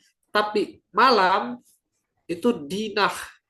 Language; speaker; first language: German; non-native, learner; Indonesian